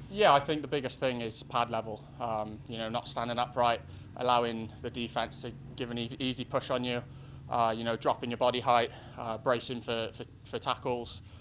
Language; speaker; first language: English; native; English